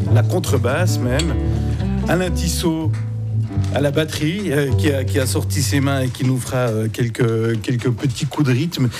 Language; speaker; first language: French; native; French